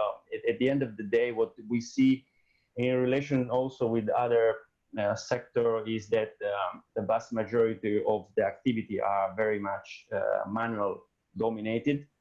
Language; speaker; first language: English; non-native, fluent; Italian